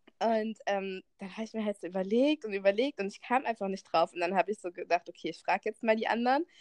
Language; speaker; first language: German; native; German